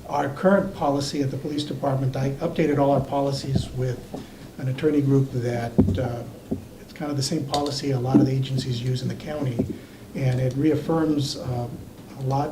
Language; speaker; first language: English; early bilingual, other home language; Spanish